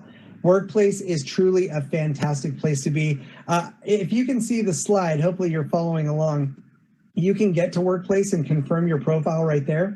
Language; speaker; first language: English; native; English